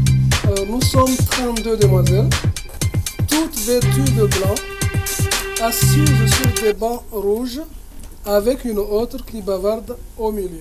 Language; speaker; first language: French; non-native, local second language; Comorian